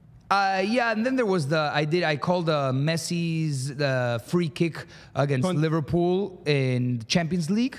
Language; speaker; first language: English; early bilingual, other home language; Spanish